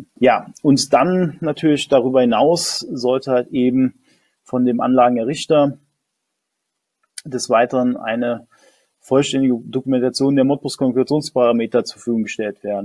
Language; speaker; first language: German; native; German